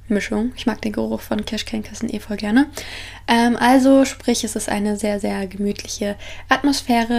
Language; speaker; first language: German; native; German